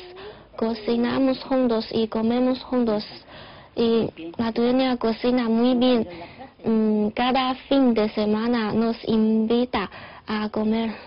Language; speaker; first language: Spanish; non-native, learner; Chinese